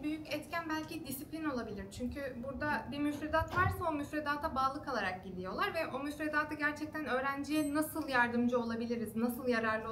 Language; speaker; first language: Turkish; native; Turkish